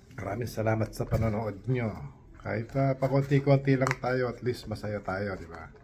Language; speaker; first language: Filipino; non-native, local second language; Pampanga